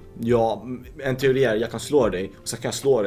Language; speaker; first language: Swedish; early bilingual, other home language; Lithuanian